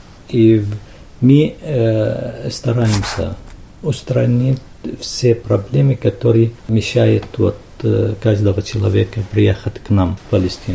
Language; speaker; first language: Russian; non-native, fluent; Arabic